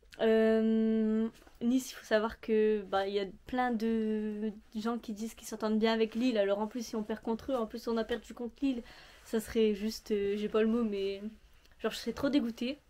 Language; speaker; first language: French; native; French